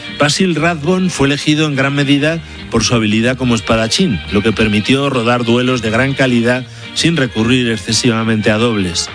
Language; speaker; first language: Spanish; native; Spanish